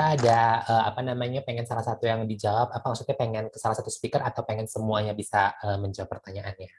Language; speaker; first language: Indonesian; native; Indonesian